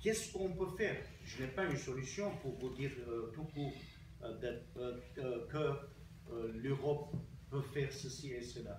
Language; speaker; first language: French; non-native, local second language; Armenian